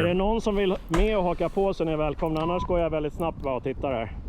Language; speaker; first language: Swedish; native; Swedish